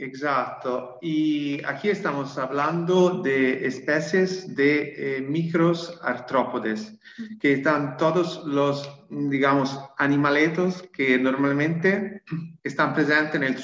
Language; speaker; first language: Spanish; non-native, fluent; Italian